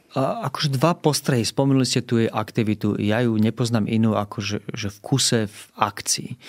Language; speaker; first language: Slovak; native; Slovak